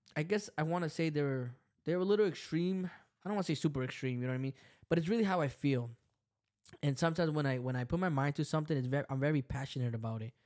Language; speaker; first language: English; early bilingual, other home language; Spanish